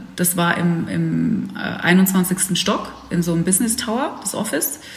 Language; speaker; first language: German; early bilingual, other home language; Dutch